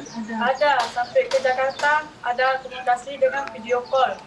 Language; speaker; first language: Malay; non-native, local second language; Achinese